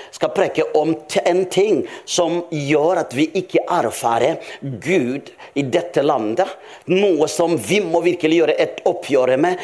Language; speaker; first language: Norwegian; non-native, fluent; Rundi